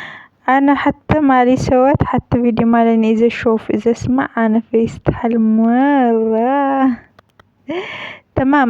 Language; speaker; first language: Arabic; non-native, learner; Amharic